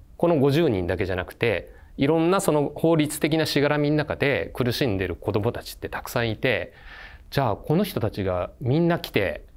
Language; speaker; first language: Japanese; native; Japanese